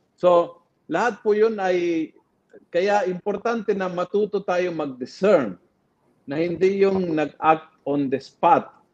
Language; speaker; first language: Filipino; non-native, fluent; Spanish